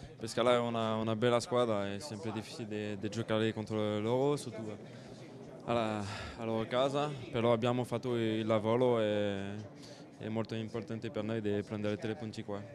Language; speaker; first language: Italian; non-native, fluent; French